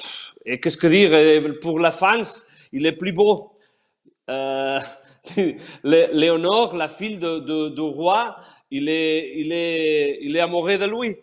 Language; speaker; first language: French; non-native, fluent; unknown